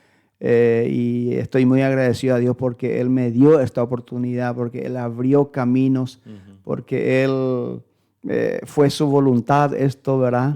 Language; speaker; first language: Spanish; native; Spanish